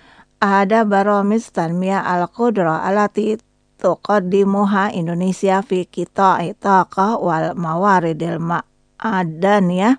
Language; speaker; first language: Arabic; non-native, fluent; Indonesian